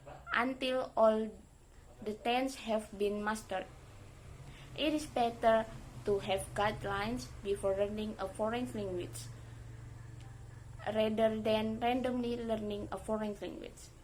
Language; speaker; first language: English; non-native, learner; Indonesian